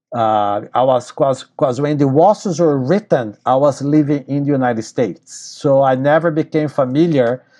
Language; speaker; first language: English; non-native, fluent; Portuguese